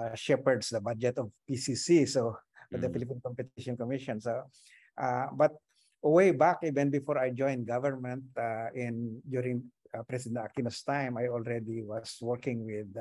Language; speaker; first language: English; non-native, local second language; Iloko